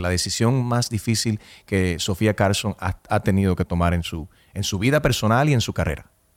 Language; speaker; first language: Spanish; early bilingual, heritage; Spanish